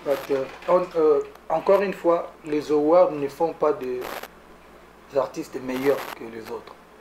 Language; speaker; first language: French; non-native, local second language; Lingala